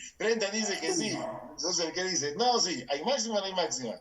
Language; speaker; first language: Spanish; native; Spanish